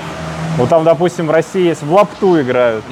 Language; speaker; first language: Russian; native; Russian